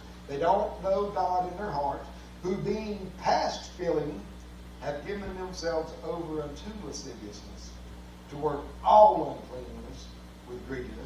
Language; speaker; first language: English; native; English